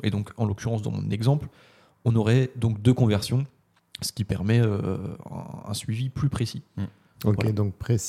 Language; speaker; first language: French; native; French